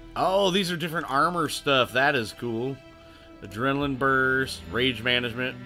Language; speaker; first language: English; native; English